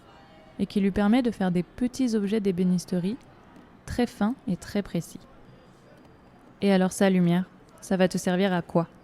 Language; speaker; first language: French; native; French